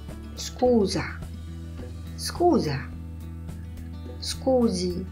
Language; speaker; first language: Italian; non-native, fluent; Polish